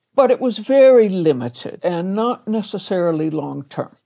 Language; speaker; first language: English; native; English